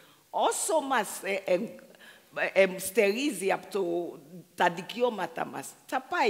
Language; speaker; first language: Greek; non-native, fluent; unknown